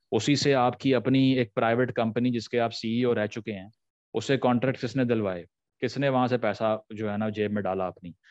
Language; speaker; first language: Urdu; native; Urdu